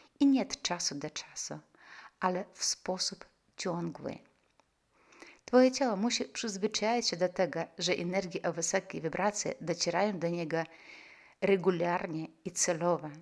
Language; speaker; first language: Polish; non-native, fluent; Russian